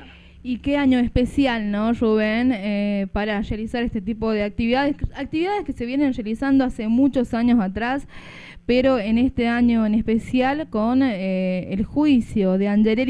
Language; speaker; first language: Spanish; native; Spanish